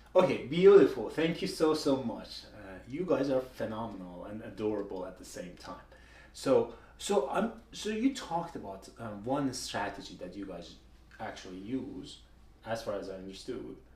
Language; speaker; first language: English; non-native, fluent; Persian